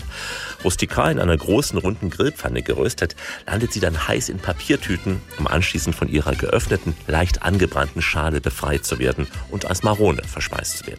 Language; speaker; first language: German; native; German